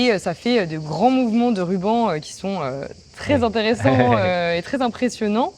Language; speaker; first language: French; native; French